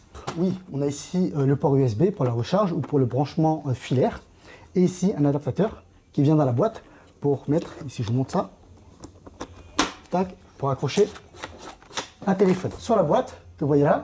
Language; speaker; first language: French; native; French